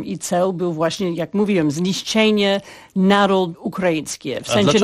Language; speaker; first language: Polish; non-native, fluent; English